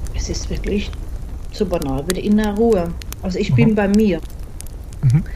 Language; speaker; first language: German; non-native, fluent; Norwegian